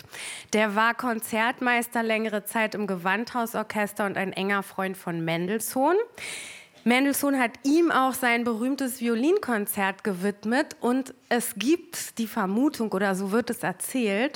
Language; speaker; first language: German; native; German